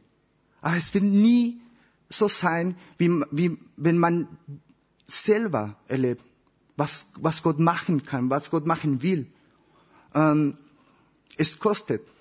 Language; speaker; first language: German; non-native, learner; Spanish